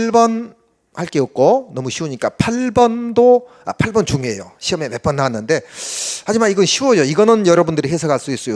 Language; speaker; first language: Korean; native; Korean